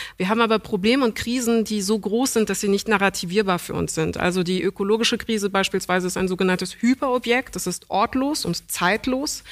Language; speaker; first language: German; early bilingual, other home language; English